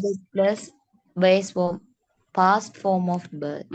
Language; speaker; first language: English; non-native, learner; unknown